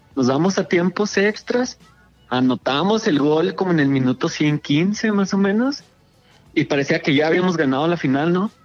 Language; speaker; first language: Spanish; native; Spanish